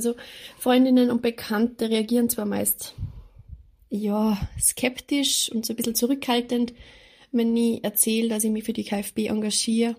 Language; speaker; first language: German; native; German